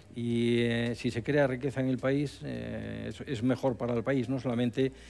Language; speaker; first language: Spanish; native; Spanish